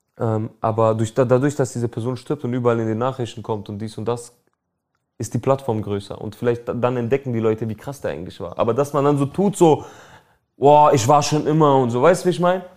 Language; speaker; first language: German; early bilingual, other home language; Albanian